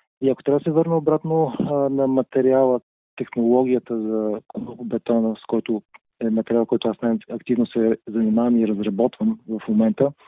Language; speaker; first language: Bulgarian; native; Bulgarian